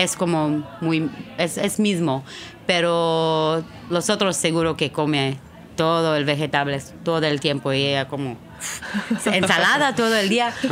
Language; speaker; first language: Spanish; non-native, learner; Hebrew